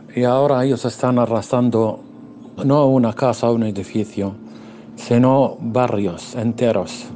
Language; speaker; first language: Spanish; non-native, fluent; Arabic